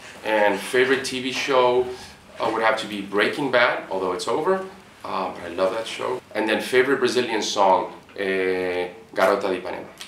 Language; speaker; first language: English; early bilingual, other home language; Spanish